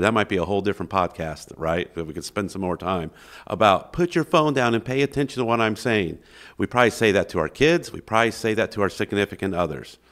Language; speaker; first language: English; native; English